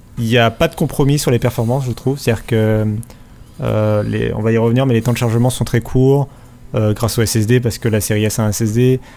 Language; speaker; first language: French; native; French